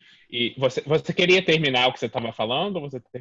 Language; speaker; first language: Portuguese; early bilingual, heritage; Portuguese